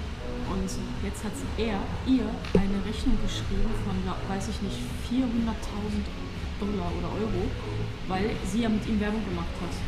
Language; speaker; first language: German; non-native, learner; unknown